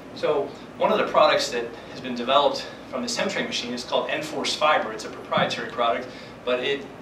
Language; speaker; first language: English; native; English